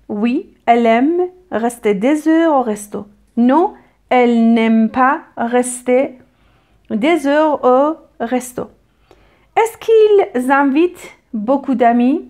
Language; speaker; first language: French; non-native, fluent; Persian